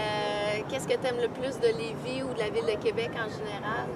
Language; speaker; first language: French; native; French